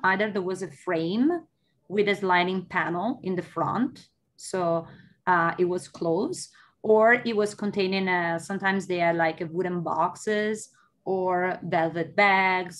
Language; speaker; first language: English; non-native, fluent; Italian